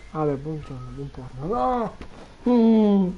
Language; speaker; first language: Italian; native; Italian